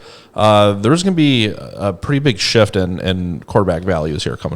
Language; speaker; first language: English; native; English